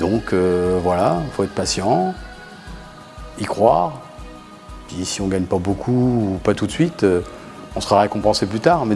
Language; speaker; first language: French; early bilingual, other home language; Arabic